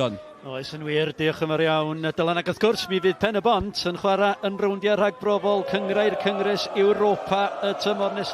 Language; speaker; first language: Welsh; native; Welsh